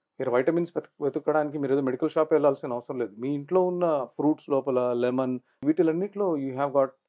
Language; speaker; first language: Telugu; non-native, local second language; Urdu